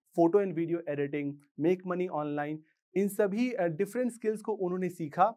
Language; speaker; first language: Hindi; native; Hindi